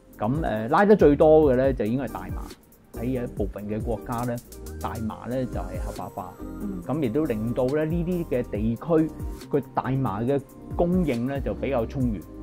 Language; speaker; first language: Cantonese; native; Cantonese